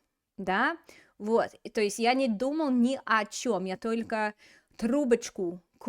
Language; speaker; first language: Russian; non-native, fluent; English